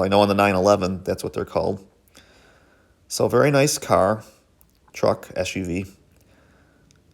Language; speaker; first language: English; native; English